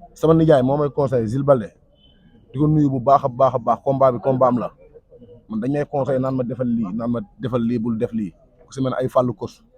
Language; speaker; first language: Wolof; non-native, local second language; Fula